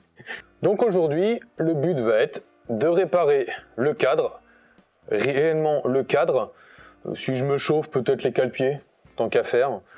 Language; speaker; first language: French; native; French